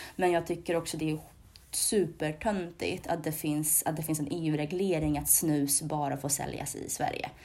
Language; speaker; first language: Swedish; early bilingual, other home language; Hungarian